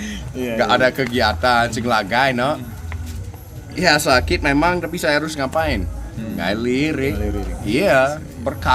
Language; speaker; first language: Indonesian; non-native, fluent; English